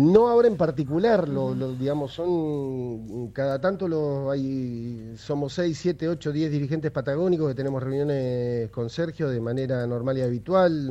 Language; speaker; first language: Spanish; native; Spanish